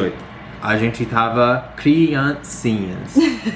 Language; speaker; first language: Portuguese; non-native, learner; English